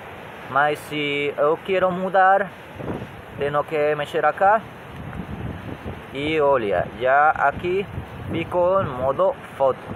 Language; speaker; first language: Portuguese; non-native, learner; Spanish